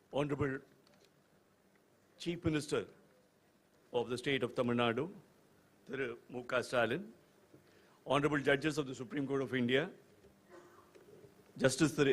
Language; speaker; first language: English; non-native, local second language; Tamil